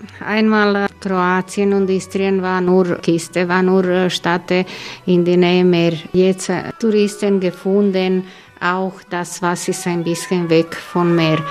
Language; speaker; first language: German; non-native, learner; Croatian